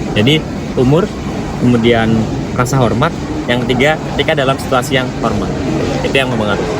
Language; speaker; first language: Indonesian; native; Indonesian